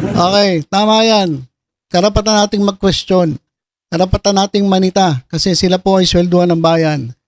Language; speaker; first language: Filipino; native; Filipino